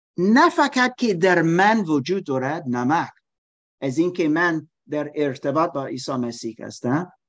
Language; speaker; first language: Persian; non-native, learner; German